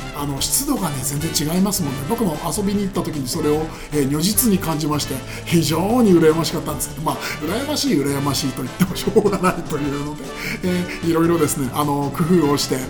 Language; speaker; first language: Japanese; native; Japanese